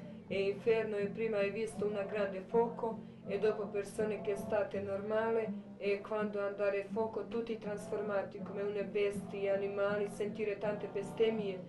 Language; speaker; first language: Italian; non-native, learner; Croatian